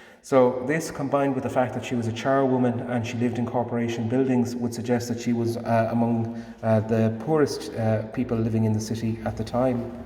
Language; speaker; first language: English; native; English